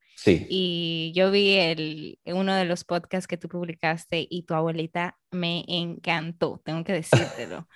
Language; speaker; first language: Spanish; native; Spanish